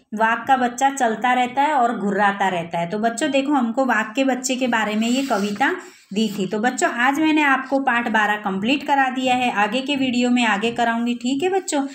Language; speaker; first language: Hindi; non-native, local second language; Gujarati